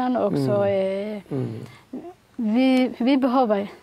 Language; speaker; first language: Swedish; non-native, learner; Somali